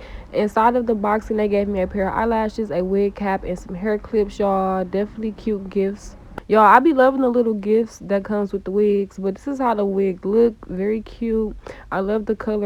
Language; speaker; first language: English; native; English